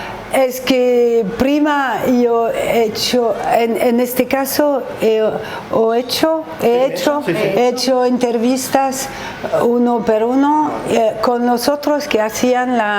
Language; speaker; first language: Spanish; non-native, learner; French